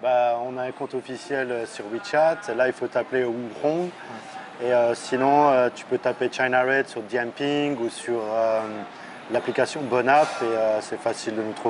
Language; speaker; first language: French; early bilingual, other home language; Arabic